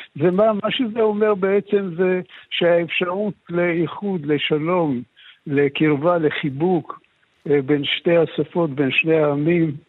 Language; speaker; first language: Hebrew; early bilingual, other home language; Arabic